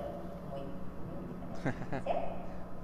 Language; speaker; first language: Spanish; non-native, fluent; Japanese